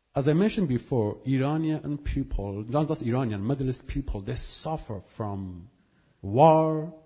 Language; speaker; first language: English; non-native, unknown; Kurdish